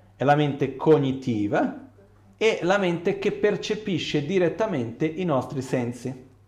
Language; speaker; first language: Italian; non-native, fluent; Portuguese